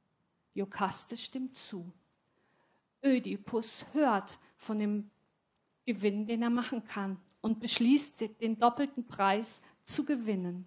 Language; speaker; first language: German; native; German